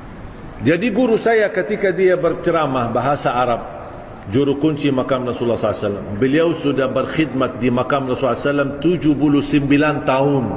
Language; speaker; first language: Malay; non-native, fluent; Arabic